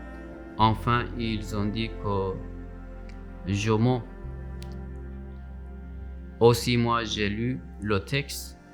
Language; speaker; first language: French; non-native, learner; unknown